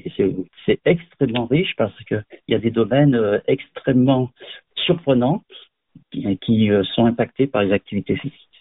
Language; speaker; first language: French; native; French